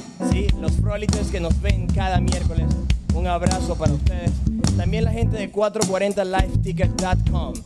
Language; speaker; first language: Spanish; native; Spanish